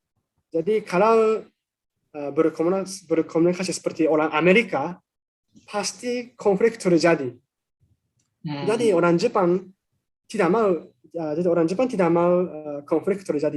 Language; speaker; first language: Indonesian; non-native, fluent; Japanese